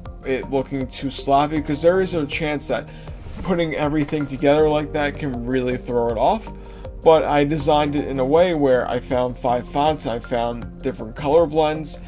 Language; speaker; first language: English; native; English